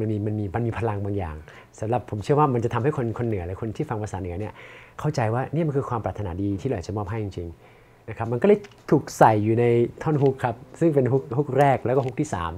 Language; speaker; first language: Thai; native; Thai